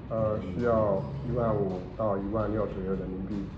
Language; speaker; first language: Chinese; native; Chinese